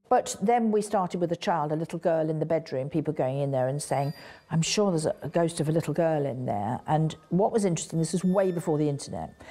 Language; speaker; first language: English; native; English